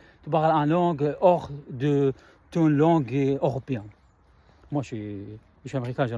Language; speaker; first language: French; non-native, learner; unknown